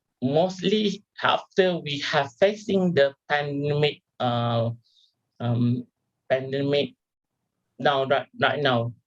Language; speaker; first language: English; non-native, local second language; Malay